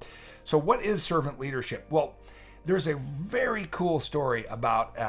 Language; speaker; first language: English; native; English